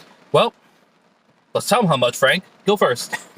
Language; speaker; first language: English; native; English